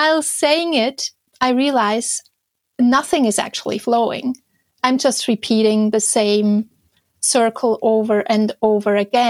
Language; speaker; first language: English; non-native, fluent; Swiss German